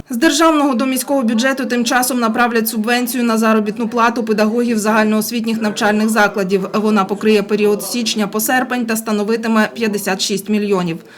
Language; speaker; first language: Ukrainian; native; Ukrainian